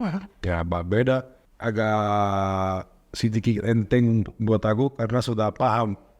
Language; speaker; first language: Indonesian; non-native, learner; Spanish